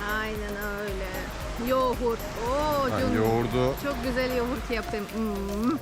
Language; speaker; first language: Turkish; non-native, learner; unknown